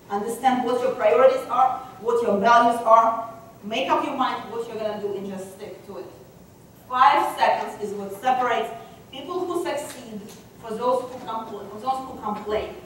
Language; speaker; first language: English; non-native, fluent; Russian